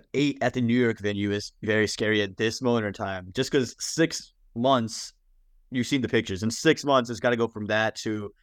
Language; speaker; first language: English; native; English